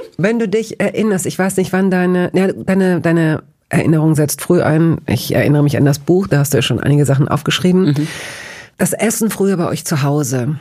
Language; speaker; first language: German; native; German